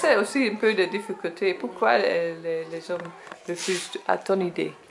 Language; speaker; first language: French; non-native, learner; Dutch